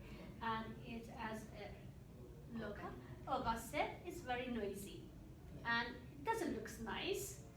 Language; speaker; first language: English; non-native, learner; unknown